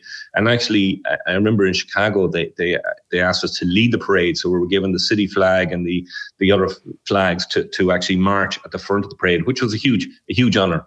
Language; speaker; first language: English; native; English